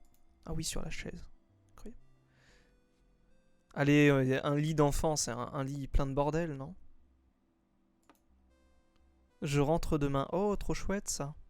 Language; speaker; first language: French; native; French